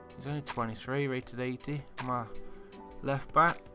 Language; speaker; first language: English; native; English